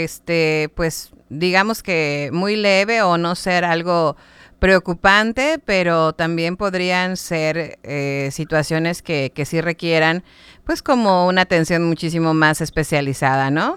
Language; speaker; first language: Spanish; native; Spanish